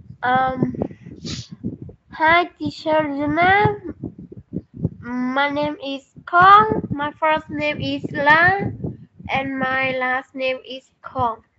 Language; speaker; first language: English; non-native, learner; Vietnamese